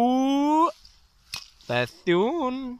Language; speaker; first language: Welsh; non-native, learner; English